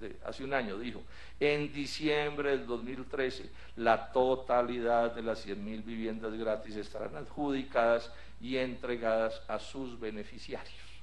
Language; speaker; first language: Spanish; native; Spanish